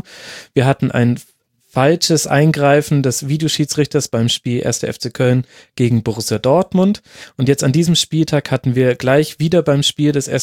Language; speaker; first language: German; native; German